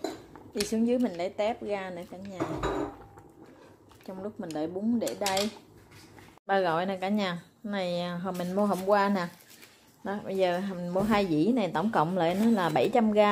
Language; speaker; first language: Vietnamese; native; Vietnamese